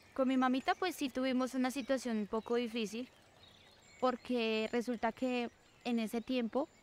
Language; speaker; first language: Spanish; native; Spanish